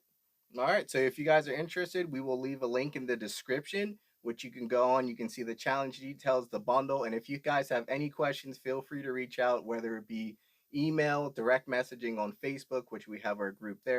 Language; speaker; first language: English; native; English